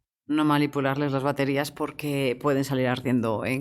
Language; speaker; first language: Spanish; native; Spanish